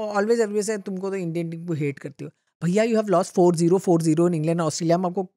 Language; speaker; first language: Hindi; non-native, local second language; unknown